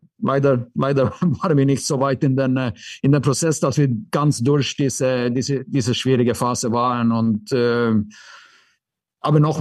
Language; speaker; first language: German; non-native, fluent; Swedish